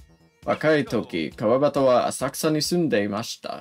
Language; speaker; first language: Japanese; non-native, learner; English